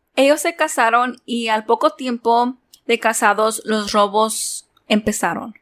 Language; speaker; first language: Spanish; early bilingual, heritage; Spanish